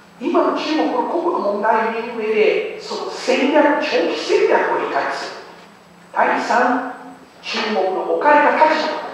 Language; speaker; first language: Japanese; non-native, fluent; Chinese